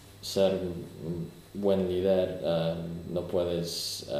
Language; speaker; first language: Spanish; non-native, learner; English